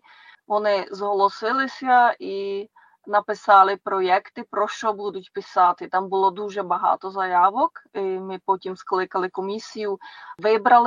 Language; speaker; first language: Ukrainian; non-native, fluent; Czech